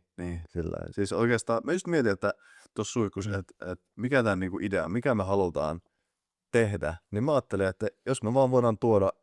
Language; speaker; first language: Finnish; early bilingual, other home language; Persian